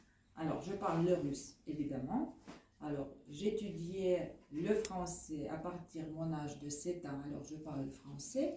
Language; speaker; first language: French; non-native, fluent; Russian